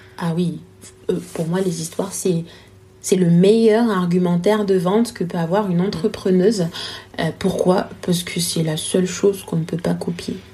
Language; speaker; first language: French; non-native, local second language; Lingala